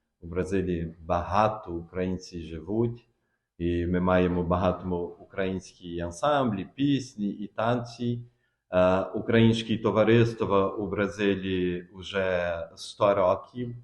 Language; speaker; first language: Ukrainian; early bilingual, heritage; Portuguese